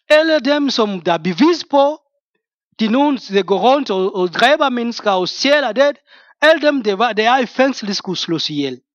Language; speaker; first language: Danish; non-native, fluent; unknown